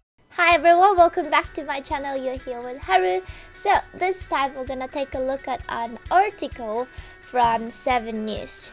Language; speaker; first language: English; non-native, fluent; Japanese